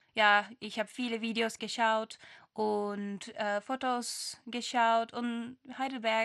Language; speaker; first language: German; non-native, fluent; Turkish